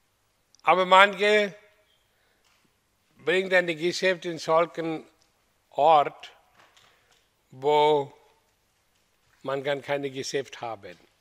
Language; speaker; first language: German; non-native, learner; Hindi